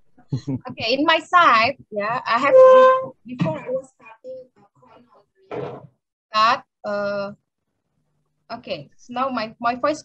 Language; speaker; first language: English; non-native, learner; Indonesian